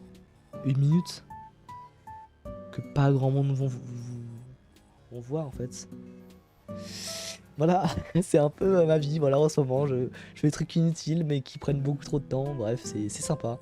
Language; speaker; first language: French; native; French